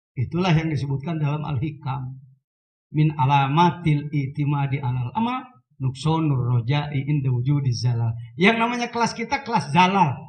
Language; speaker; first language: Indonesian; non-native, local second language; Sundanese